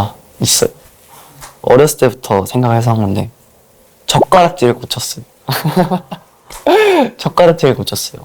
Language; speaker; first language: Korean; non-native, fluent; Japanese